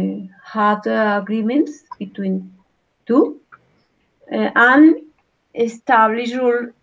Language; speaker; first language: English; non-native, learner; Spanish